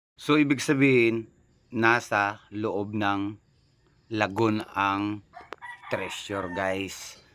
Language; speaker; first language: Filipino; non-native, local second language; Cebuano